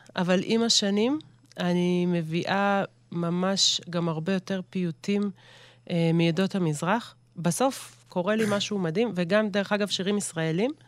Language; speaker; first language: Hebrew; native; Hebrew